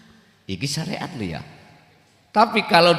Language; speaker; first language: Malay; non-native, local second language; Javanese